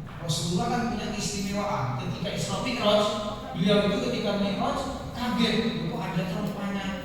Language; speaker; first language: Indonesian; non-native, local second language; Madurese